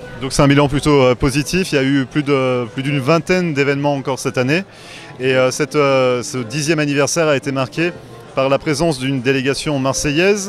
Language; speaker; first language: French; native; French